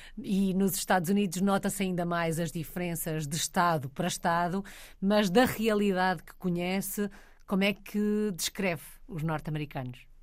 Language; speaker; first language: Portuguese; native; Portuguese